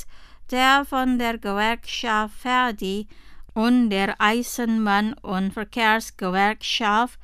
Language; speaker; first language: German; non-native, fluent; Indonesian